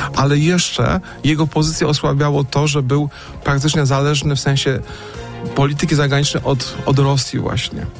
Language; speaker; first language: Polish; native; Polish